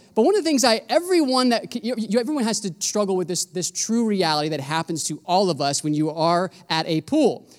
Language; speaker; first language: English; native; English